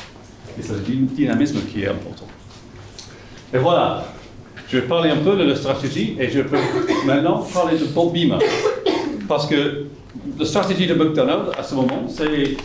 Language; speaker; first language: French; non-native, fluent; English